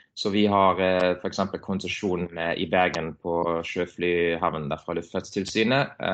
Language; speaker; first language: Norwegian; non-native, fluent; German